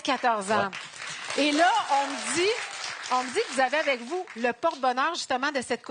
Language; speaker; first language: French; native; French